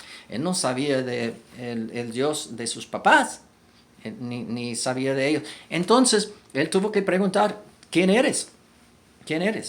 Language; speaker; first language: Spanish; non-native, fluent; English